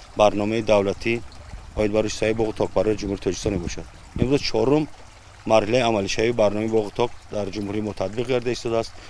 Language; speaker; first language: Tajik; native; Tajik